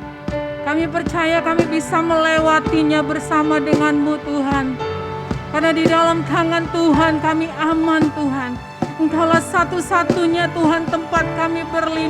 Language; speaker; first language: Indonesian; native; Indonesian